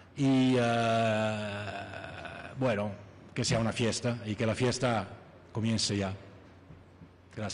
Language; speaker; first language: Spanish; non-native, fluent; Italian